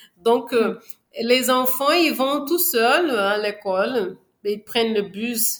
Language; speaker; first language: French; non-native, fluent; Portuguese